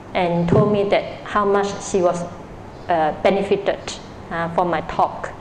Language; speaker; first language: English; non-native, local second language; Chinese